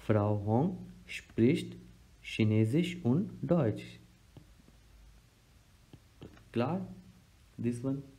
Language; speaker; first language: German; non-native, fluent; Hindi